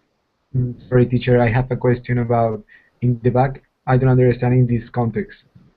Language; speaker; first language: English; non-native, learner; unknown